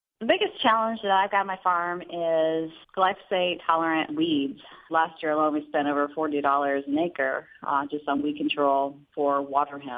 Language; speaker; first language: English; native; English